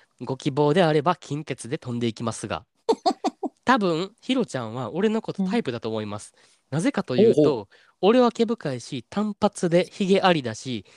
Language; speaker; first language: Japanese; native; Japanese